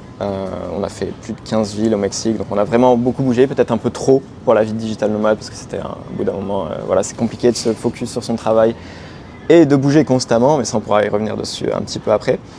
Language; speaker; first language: French; native; French